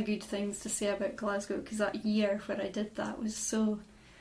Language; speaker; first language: English; native; English